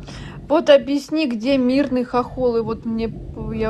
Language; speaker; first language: Russian; native; Russian